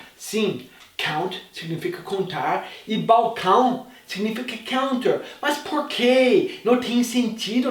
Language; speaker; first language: Portuguese; non-native, fluent; English